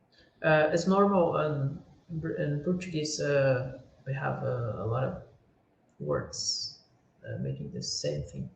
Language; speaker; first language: English; non-native, learner; Portuguese